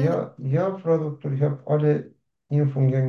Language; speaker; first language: German; non-native, learner; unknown